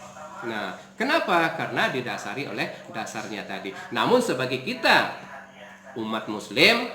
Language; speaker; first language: Indonesian; native; Indonesian